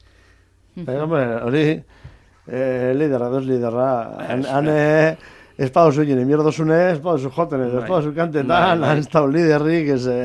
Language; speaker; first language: Basque; native; Basque